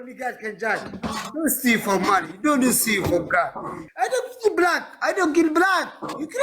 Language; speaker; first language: English; non-native, learner; Tigrinya